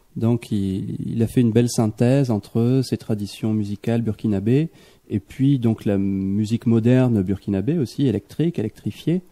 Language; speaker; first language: French; native; French